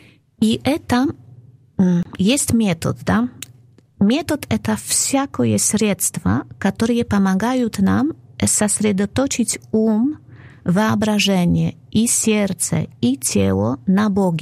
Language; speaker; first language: Russian; non-native, fluent; Polish